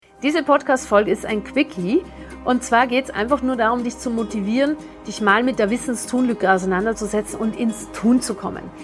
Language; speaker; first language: German; native; German